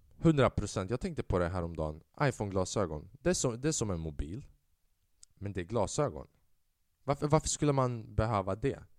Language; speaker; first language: Swedish; early bilingual, other home language; Albanian